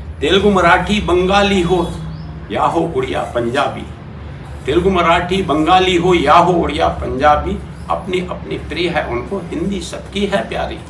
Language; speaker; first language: Hindi; native; Hindi